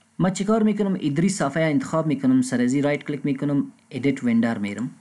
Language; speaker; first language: Persian; non-native, local second language; Pashto